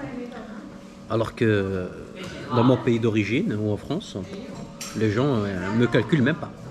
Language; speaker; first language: French; native; French